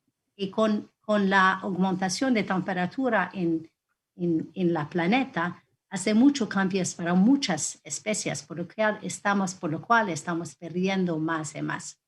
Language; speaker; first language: Spanish; non-native, fluent; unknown